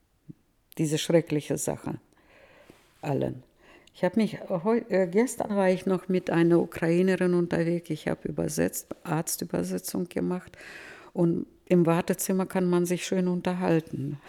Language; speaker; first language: German; early bilingual, heritage; Russian